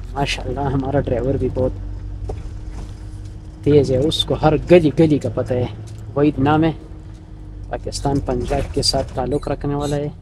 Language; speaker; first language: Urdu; non-native, local second language; Pashto